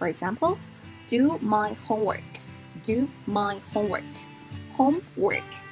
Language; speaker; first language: English; non-native, fluent; Chinese